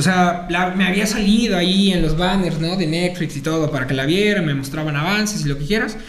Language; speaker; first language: Spanish; native; Spanish